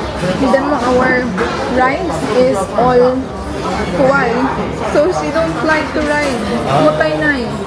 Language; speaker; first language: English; non-native, local second language; Filipino